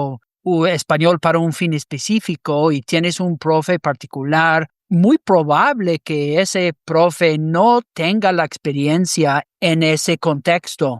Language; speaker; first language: Spanish; non-native, fluent; English